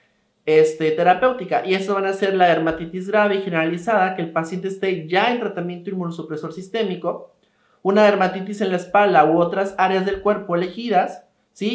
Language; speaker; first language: Spanish; native; Spanish